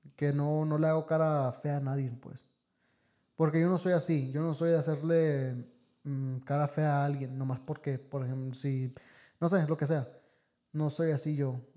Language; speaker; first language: Spanish; early bilingual, heritage; Spanish